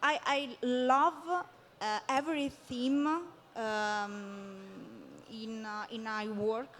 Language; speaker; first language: English; non-native, learner; Italian